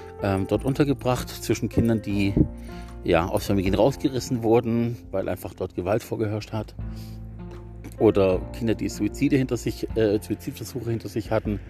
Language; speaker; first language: German; native; German